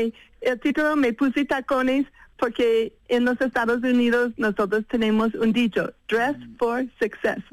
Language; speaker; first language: Spanish; non-native, fluent; English